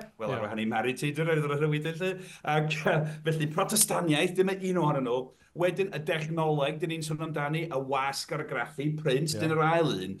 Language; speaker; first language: Welsh; non-native, fluent; English